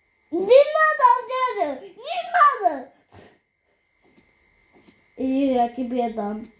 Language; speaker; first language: Russian; early bilingual, heritage; Russian